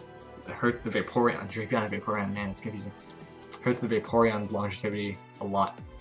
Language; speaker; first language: English; native; English